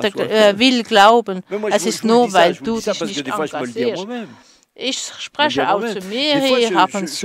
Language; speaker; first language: German; non-native, fluent; French